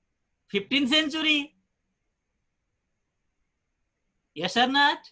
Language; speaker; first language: English; non-native, fluent; Nepali